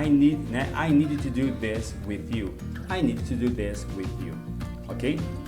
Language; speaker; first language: English; non-native, learner; Portuguese